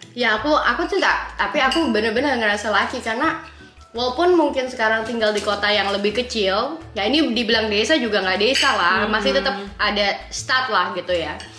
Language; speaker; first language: Indonesian; native; Indonesian